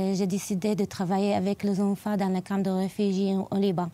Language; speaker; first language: French; non-native, learner; Arabic